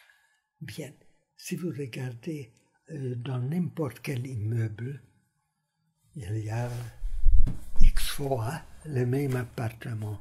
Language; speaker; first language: French; non-native, fluent; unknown